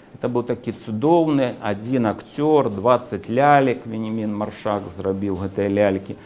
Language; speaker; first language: Belarusian; native; Belarusian